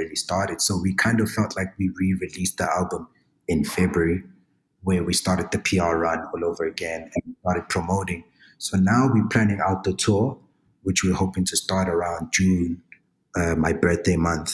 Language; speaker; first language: English; non-native, local second language; Zulu